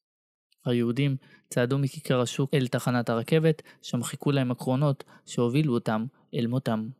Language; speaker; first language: Hebrew; native; Hebrew